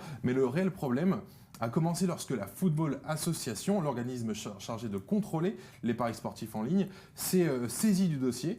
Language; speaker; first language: French; native; French